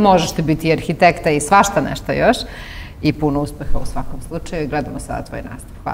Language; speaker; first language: Serbian; native; Serbian